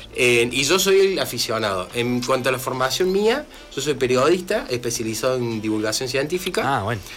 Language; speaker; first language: Spanish; native; Spanish